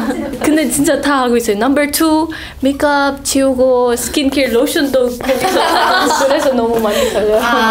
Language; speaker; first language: Korean; non-native, learner; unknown